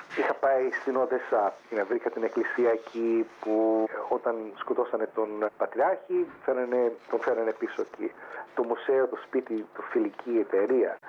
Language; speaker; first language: Greek; early bilingual, heritage; Greek